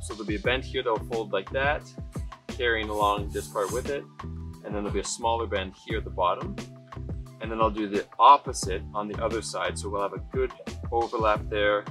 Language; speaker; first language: English; native; English